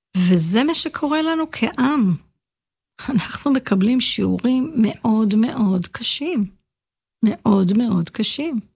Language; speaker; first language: Hebrew; early bilingual, heritage; Hebrew